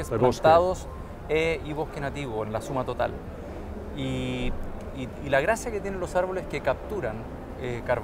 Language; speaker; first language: Spanish; native; Spanish